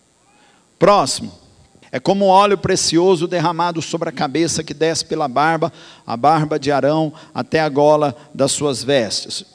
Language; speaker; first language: Portuguese; native; Portuguese